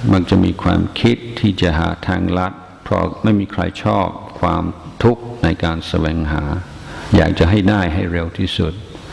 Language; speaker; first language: Thai; non-native, fluent; English